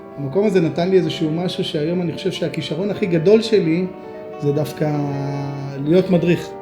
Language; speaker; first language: Hebrew; native; Hebrew